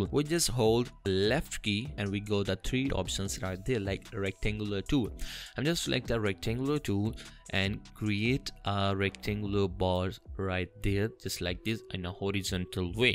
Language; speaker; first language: English; non-native, fluent; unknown